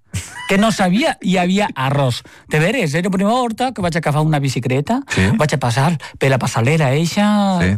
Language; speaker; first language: Catalan; non-native, fluent; Chinese